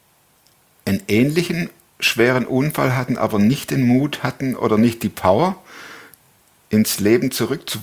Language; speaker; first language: German; native; German